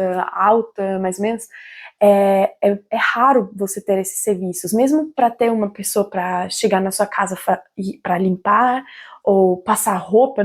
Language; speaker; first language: Portuguese; non-native, fluent; German